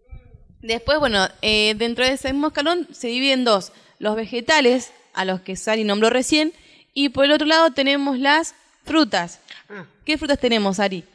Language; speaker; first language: Spanish; native; Spanish